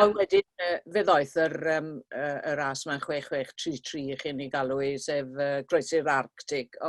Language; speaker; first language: Welsh; native; Welsh